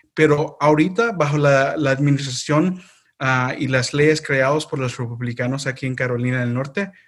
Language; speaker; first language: Spanish; early bilingual, heritage; Spanish